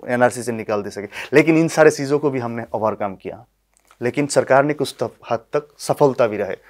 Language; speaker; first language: Hindi; non-native, local second language; Bangla